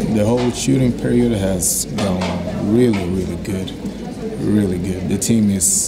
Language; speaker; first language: English; non-native, fluent; Swedish